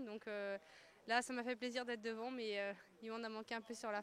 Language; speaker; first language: French; native; French